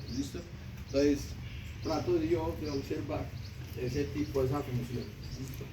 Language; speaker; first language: Spanish; native; Spanish